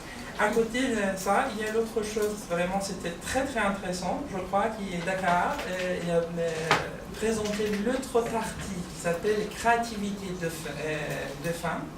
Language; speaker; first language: French; non-native, fluent; Persian